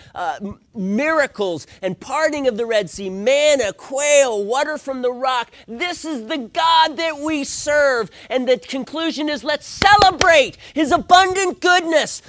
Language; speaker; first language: English; native; English